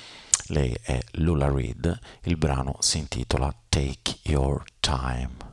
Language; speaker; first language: Italian; native; Italian